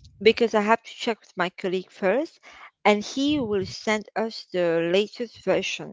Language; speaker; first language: English; non-native, fluent; French